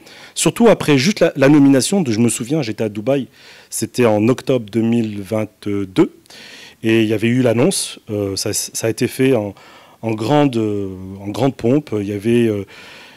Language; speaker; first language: French; non-native, local second language; Arabic